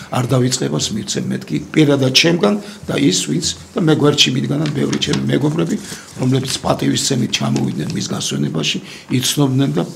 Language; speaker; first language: Georgian; native; Georgian